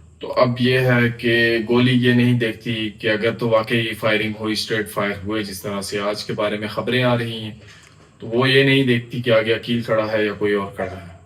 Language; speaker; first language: Urdu; non-native, local second language; Pahari-Potwari